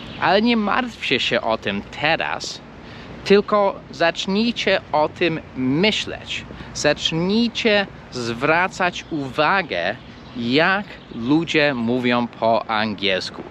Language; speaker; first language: Polish; non-native, fluent; English